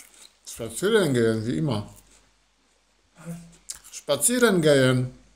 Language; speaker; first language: German; non-native, learner; Polish